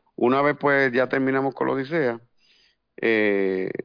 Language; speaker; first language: Spanish; native; Spanish